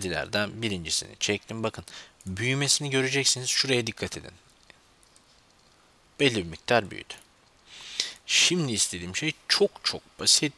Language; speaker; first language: Turkish; native; Turkish